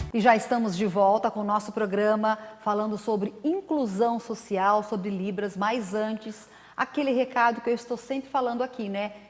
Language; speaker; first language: Portuguese; native; Portuguese